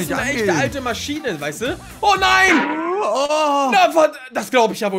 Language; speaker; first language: German; native; German